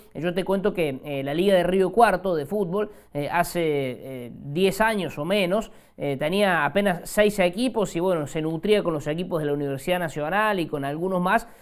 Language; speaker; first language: Spanish; native; Spanish